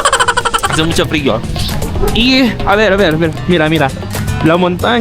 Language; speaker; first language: Spanish; non-native, learner; Filipino